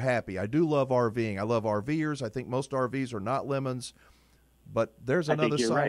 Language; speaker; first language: English; native; English